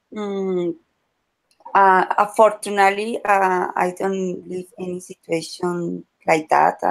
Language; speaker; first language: English; non-native, learner; Spanish